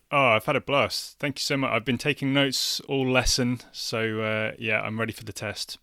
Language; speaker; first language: English; native; English